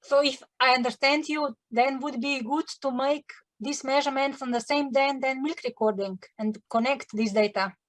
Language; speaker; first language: English; non-native, learner; Slovenian